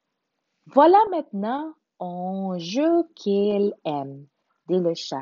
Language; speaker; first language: French; non-native, learner; Spanish